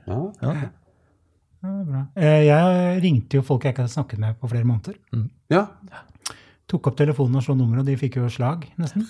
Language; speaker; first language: Norwegian; native; Norwegian